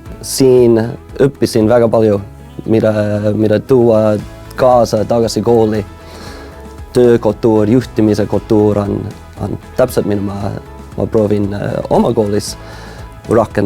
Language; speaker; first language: Estonian; non-native, fluent; English